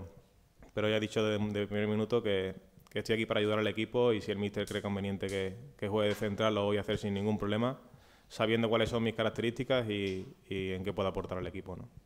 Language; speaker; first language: Spanish; native; Spanish